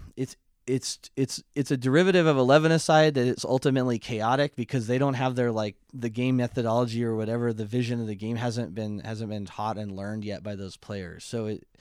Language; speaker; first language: English; native; English